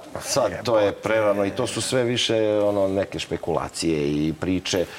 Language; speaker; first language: Serbian; native; Serbian